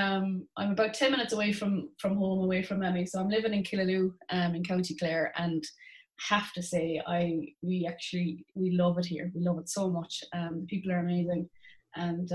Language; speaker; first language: English; native; English